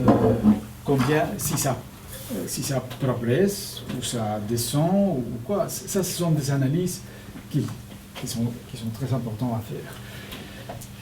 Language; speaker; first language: French; non-native, fluent; Spanish